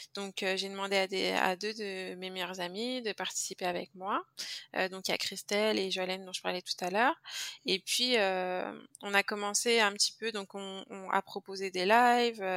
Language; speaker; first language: French; native; French